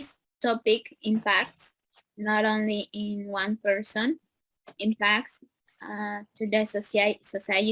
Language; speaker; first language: English; non-native, learner; Spanish